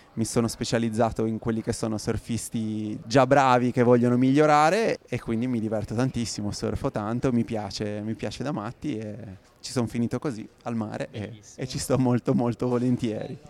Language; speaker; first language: Italian; native; Italian